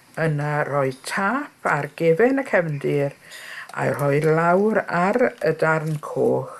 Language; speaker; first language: Welsh; native; Welsh